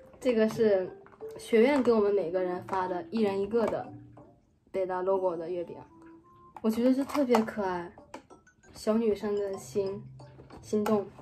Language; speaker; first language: Chinese; non-native, fluent; Japanese